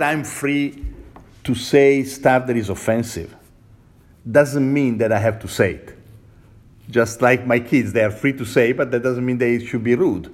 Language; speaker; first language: English; non-native, fluent; Italian